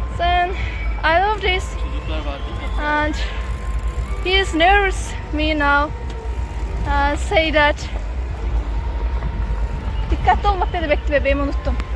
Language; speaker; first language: English; non-native, learner; Azerbaijani